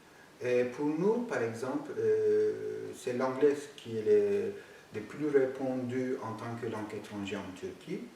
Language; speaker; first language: French; non-native, fluent; Turkish